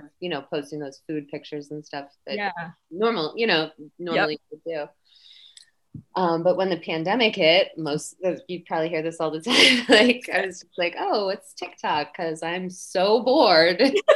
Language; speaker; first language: English; native; English